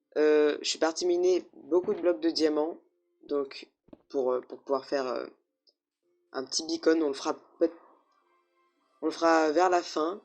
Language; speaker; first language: French; native; French